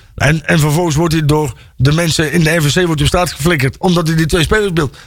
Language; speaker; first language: Dutch; native; Dutch